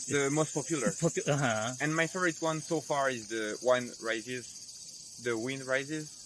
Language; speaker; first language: English; non-native, fluent; French